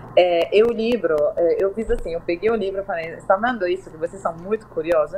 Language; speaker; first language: Portuguese; non-native, fluent; Italian